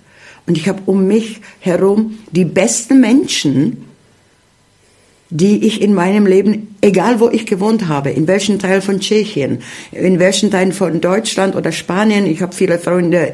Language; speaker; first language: German; early bilingual, heritage; Czech